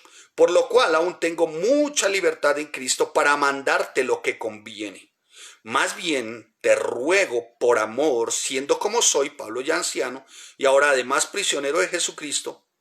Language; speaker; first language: Spanish; native; Spanish